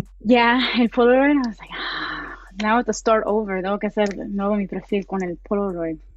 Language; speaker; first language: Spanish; early bilingual, heritage; Spanish